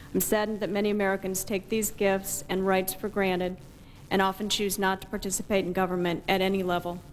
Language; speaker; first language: English; native; English